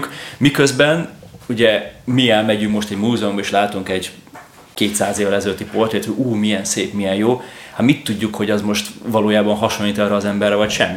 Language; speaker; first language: Hungarian; native; Hungarian